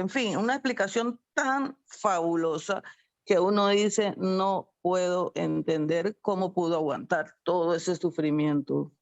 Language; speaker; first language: Spanish; native; Spanish